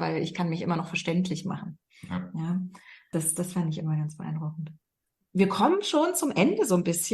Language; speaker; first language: German; native; German